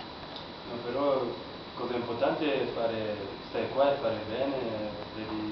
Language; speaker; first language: Italian; non-native, learner; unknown